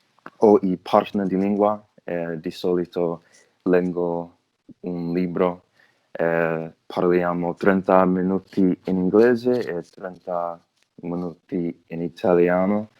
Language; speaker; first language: Italian; non-native, learner; English